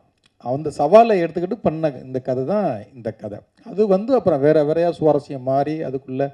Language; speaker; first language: Tamil; native; Tamil